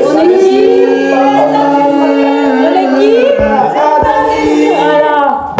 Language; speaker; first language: French; native; French